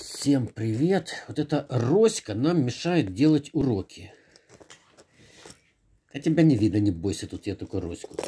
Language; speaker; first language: Russian; native; Russian